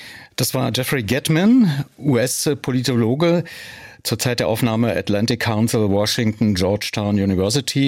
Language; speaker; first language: German; native; German